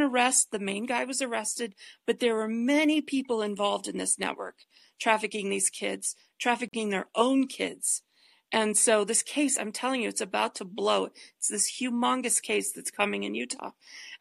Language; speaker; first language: English; native; English